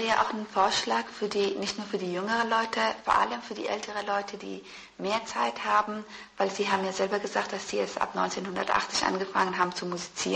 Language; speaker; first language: German; early bilingual, other home language; Persian